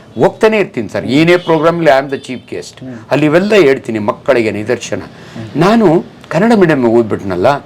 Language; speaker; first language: Kannada; native; Kannada